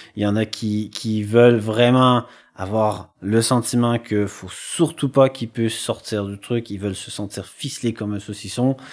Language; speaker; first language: French; native; French